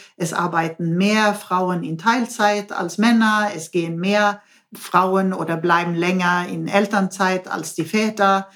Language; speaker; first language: German; non-native, fluent; Swedish